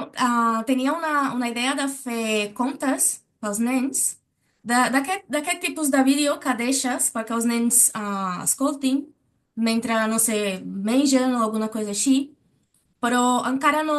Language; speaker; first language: Catalan; non-native, learner; Portuguese